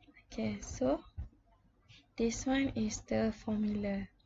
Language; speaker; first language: English; non-native, local second language; Malay